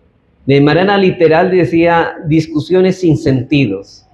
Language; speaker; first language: Spanish; native; Spanish